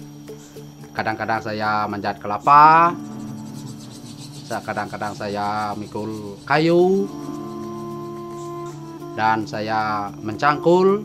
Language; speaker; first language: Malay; non-native, local second language; Balinese